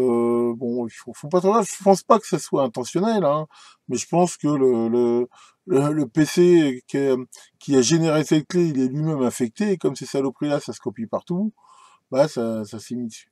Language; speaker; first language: French; native; French